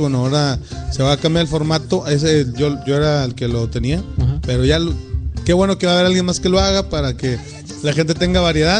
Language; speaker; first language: Spanish; native; Spanish